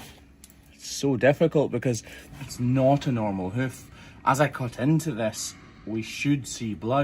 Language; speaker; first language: English; native; English